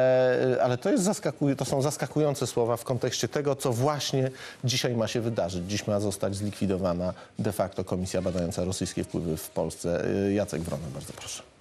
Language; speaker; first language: Polish; native; Polish